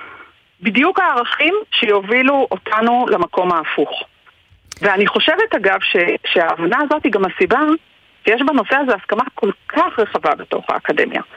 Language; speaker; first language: Hebrew; native; Hebrew